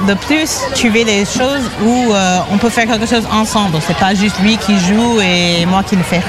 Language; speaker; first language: French; non-native, fluent; English